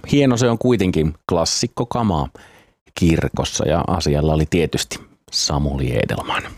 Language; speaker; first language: Finnish; native; Finnish